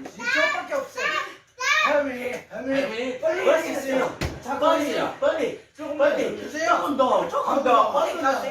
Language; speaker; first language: Korean; early bilingual, heritage; Korean